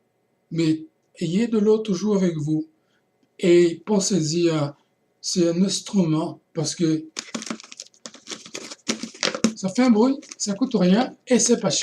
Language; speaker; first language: French; non-native, fluent; Portuguese